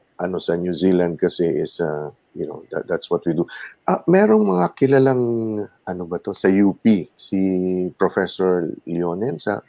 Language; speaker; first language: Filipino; non-native, local second language; Chavacano